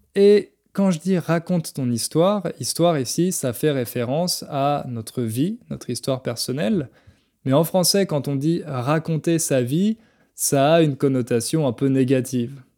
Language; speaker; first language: French; native; French